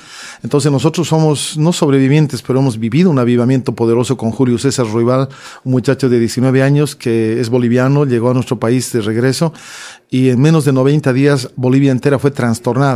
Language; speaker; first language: Spanish; native; Spanish